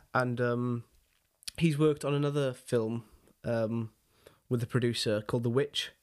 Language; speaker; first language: English; non-native, local second language; Welsh